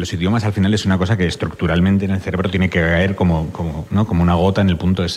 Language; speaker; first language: Spanish; native; Spanish